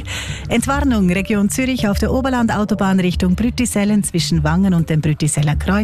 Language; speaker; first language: German; native; German